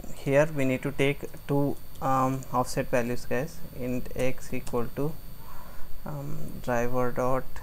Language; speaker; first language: English; non-native, local second language; Telugu